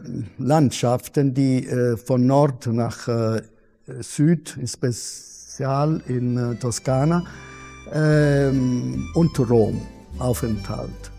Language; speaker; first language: German; non-native, fluent; Italian